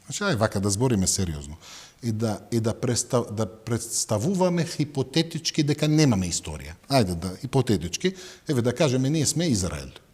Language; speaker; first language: Macedonian; non-native, fluent; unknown